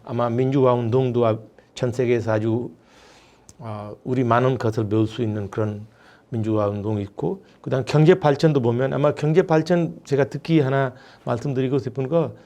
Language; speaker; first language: Korean; non-native, fluent; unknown